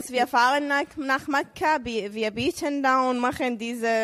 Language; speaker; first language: German; non-native, learner; Arabic